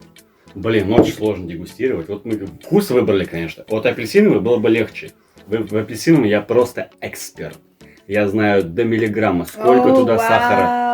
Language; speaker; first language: Russian; native; Russian